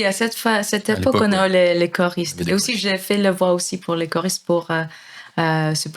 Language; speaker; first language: French; non-native, fluent; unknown